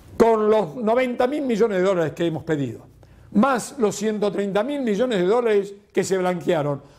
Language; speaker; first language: Spanish; native; Spanish